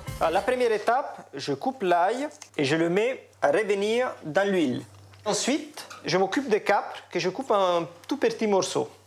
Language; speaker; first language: French; non-native, fluent; Italian